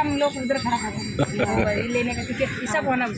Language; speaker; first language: Hindi; non-native, local second language; Malayalam